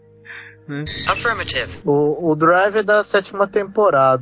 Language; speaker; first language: Portuguese; native; Portuguese